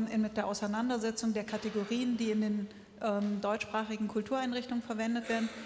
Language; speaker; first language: German; native; German